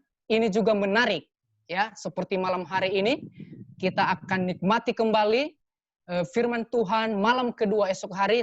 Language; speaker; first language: Indonesian; native; Indonesian